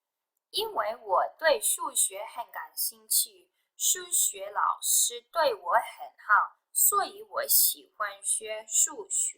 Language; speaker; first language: Chinese; non-native, fluent; English